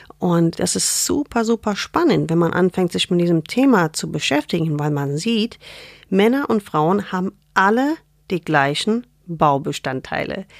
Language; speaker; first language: German; non-native, fluent; English